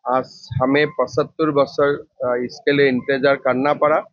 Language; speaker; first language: Hindi; non-native, local second language; Assamese